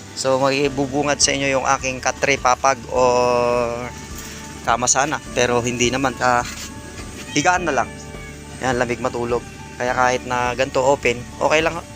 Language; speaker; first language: Filipino; non-native, local second language; Iloko